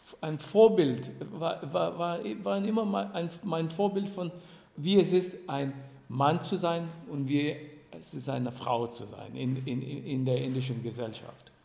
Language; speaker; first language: German; non-native, fluent; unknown